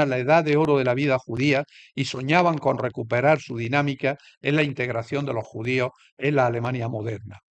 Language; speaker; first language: Spanish; native; Spanish